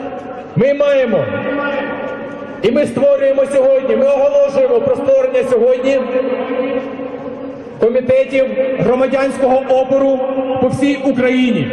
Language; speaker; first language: Ukrainian; native; Ukrainian